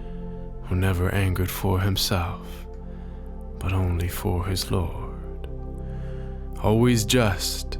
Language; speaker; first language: English; native; English